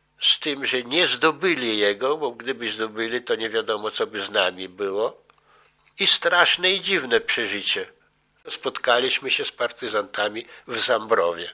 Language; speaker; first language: Polish; native; Polish